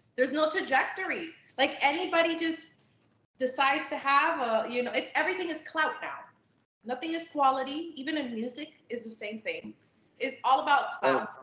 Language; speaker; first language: English; native; English